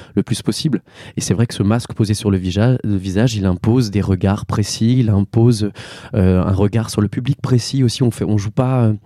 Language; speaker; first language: French; native; French